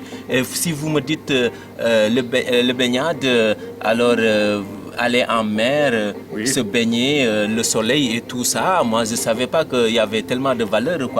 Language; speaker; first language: French; non-native, local second language; Wolof